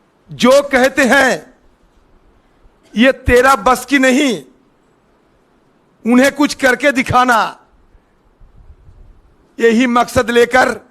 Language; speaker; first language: Hindi; non-native, local second language; Bangla